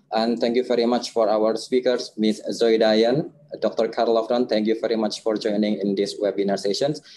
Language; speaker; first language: English; non-native, fluent; Indonesian